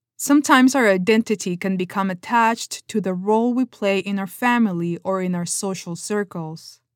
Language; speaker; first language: English; non-native, fluent; Spanish